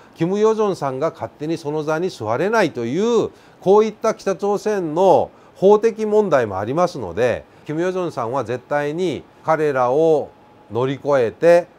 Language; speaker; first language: Japanese; native; Japanese